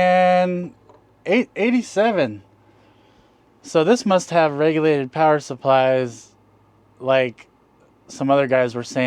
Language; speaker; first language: English; native; English